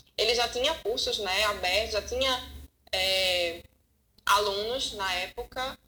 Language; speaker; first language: Portuguese; native; Portuguese